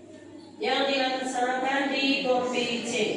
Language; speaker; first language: Indonesian; native; Indonesian